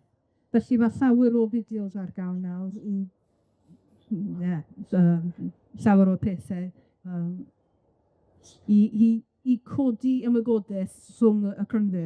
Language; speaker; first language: Welsh; non-native, local second language; English